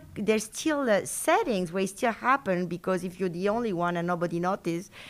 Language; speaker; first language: English; non-native, fluent; Spanish